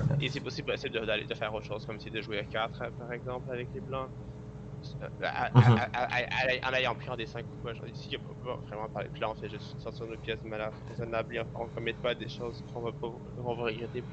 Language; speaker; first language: French; native; French